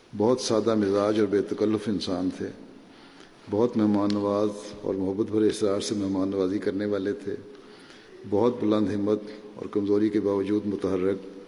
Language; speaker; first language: Urdu; native; Urdu